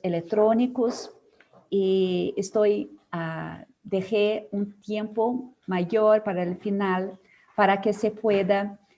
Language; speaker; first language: Spanish; non-native, fluent; Portuguese